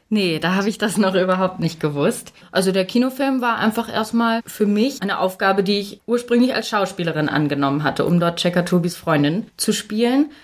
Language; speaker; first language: German; native; German